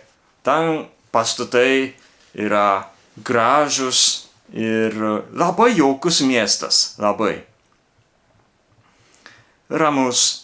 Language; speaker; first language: Lithuanian; non-native, learner; Japanese